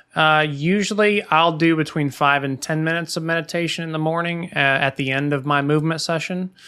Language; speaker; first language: English; native; English